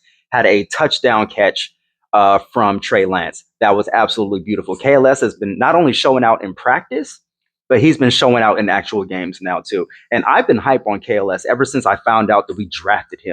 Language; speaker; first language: English; native; English